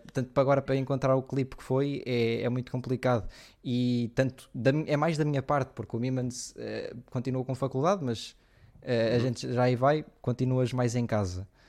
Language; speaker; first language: Portuguese; native; Portuguese